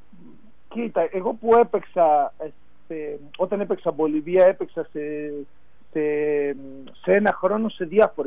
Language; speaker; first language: Greek; non-native, fluent; Spanish